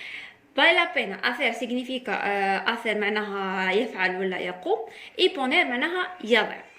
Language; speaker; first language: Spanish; non-native, fluent; Arabic